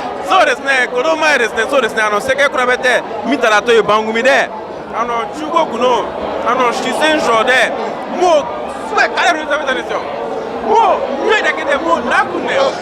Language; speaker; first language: Japanese; non-native, fluent; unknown